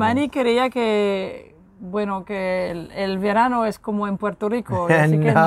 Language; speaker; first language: Spanish; non-native, fluent; French